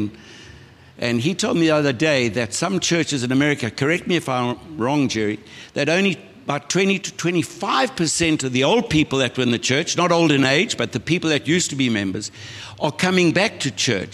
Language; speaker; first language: English; native; English